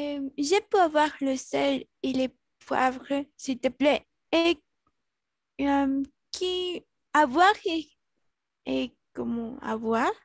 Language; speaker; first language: French; non-native, learner; Spanish